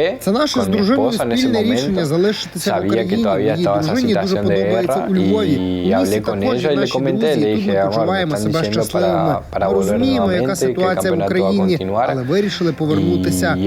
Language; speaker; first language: Ukrainian; non-native, learner; Spanish